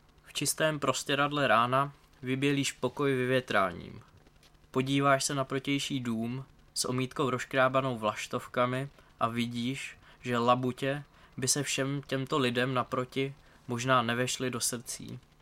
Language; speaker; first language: Czech; native; Czech